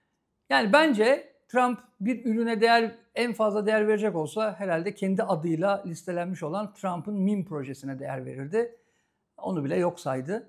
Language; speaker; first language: Turkish; native; Turkish